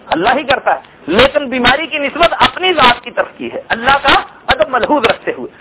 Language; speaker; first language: Urdu; non-native, local second language; Punjabi